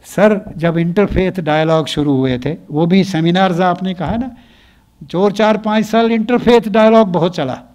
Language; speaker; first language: Hindi; native; Hindi